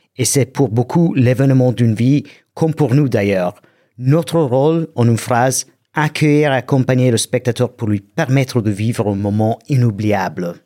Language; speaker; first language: French; non-native, fluent; English